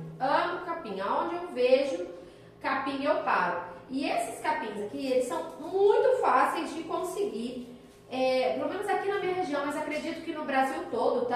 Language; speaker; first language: Portuguese; native; Portuguese